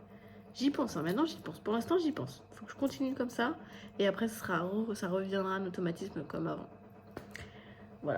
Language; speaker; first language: French; native; French